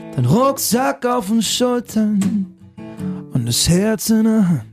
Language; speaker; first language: German; native; German